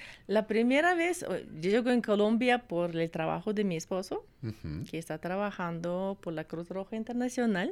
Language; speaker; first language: Spanish; non-native, fluent; Russian